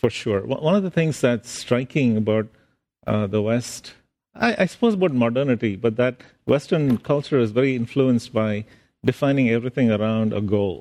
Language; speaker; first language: English; non-native, local second language; Tamil